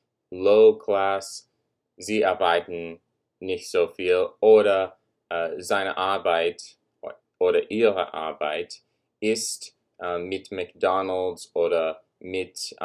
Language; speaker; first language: German; non-native, learner; English